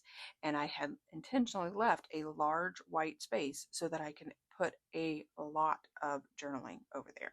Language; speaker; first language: English; native; English